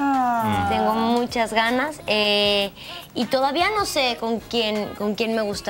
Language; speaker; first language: Portuguese; non-native, learner; Spanish